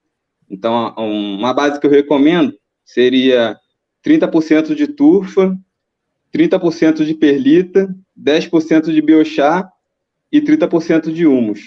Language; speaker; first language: Portuguese; native; Portuguese